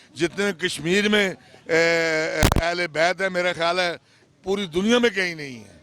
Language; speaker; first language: Urdu; non-native, local second language; Punjabi